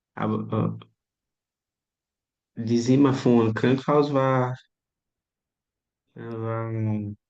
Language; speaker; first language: German; non-native, learner; Portuguese